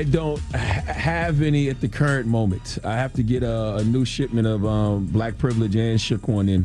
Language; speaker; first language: English; native; English